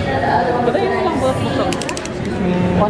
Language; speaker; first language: Filipino; native; Filipino